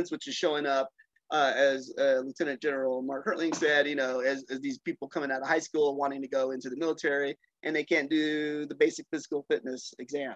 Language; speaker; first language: English; native; English